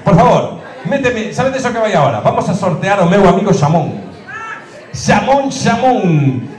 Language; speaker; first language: Spanish; non-native, local second language; Galician